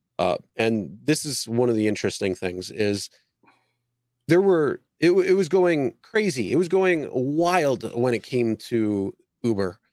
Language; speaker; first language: English; native; English